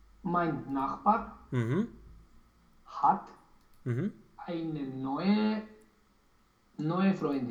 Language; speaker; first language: German; non-native, learner; Romanian